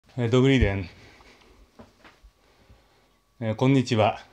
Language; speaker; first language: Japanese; non-native, learner; Czech